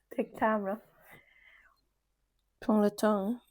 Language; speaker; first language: French; non-native, learner; Thai